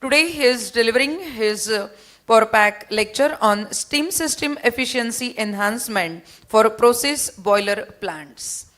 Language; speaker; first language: English; non-native, local second language; Marathi